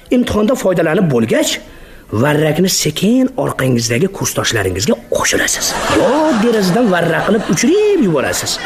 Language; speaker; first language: Uzbek; native; Uzbek